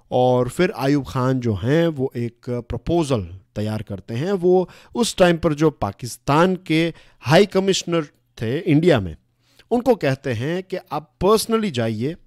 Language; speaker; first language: Hindi; non-native, local second language; Gujarati